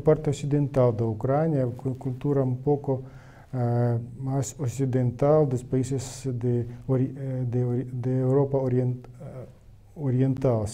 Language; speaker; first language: Portuguese; non-native, learner; Ukrainian